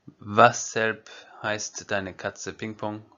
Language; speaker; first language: German; non-native, fluent; French